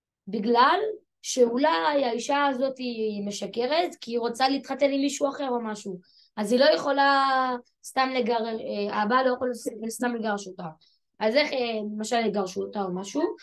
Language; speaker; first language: Hebrew; early bilingual, other home language; French